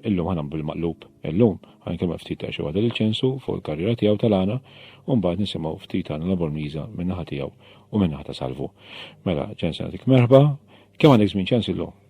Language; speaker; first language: Maltese; native; Maltese